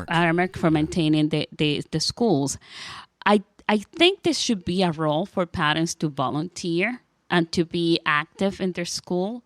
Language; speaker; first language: English; non-native, fluent; Spanish